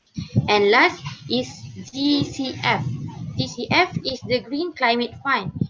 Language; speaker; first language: English; non-native, learner; Indonesian